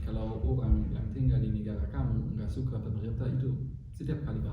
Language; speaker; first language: Indonesian; non-native, fluent; German